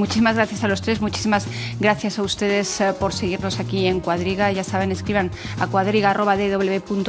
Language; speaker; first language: Spanish; native; Spanish